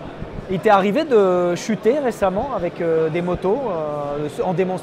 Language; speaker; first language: French; native; French